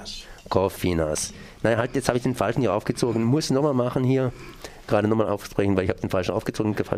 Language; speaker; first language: German; native; German